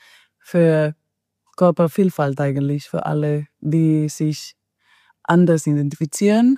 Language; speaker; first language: German; non-native, fluent; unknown